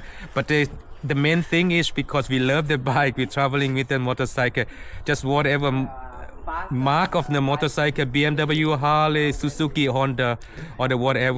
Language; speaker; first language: English; non-native, fluent; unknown